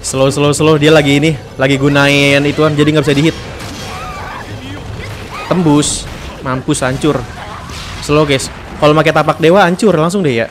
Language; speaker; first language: Indonesian; native; Indonesian